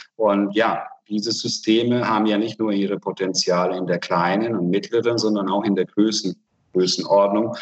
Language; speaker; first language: German; non-native, fluent; Hungarian